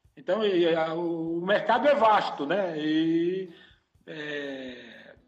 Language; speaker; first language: Portuguese; native; Portuguese